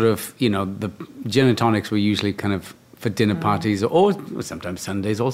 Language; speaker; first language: English; native; English